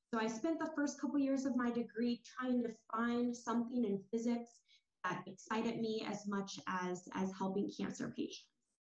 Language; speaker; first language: English; native; English